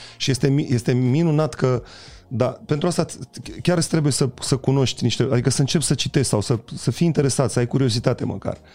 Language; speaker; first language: Romanian; native; Romanian